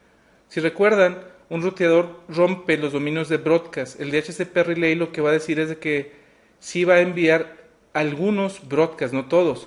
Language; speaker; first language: Spanish; native; Spanish